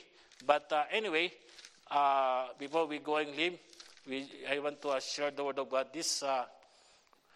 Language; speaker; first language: English; non-native, local second language; Filipino